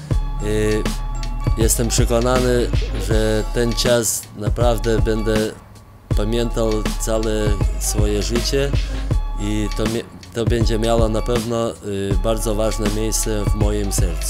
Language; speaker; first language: Polish; non-native, fluent; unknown